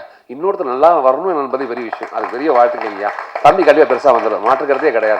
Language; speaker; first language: Tamil; native; Tamil